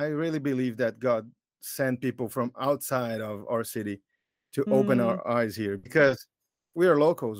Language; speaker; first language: English; non-native, fluent; Portuguese